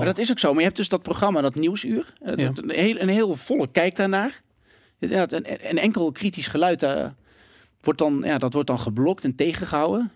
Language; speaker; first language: Dutch; native; Dutch